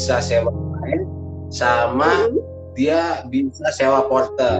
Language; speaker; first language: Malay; non-native, local second language; Sasak